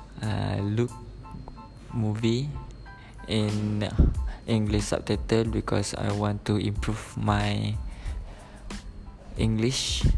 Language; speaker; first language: English; non-native, learner; Malay